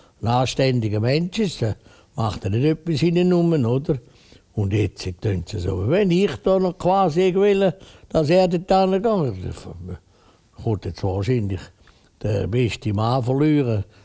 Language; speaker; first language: German; native; German